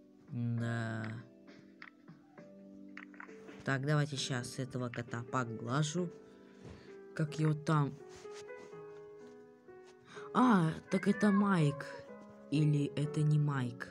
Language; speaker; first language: Russian; native; Russian